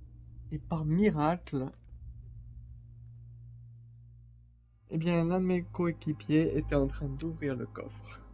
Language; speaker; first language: French; native; French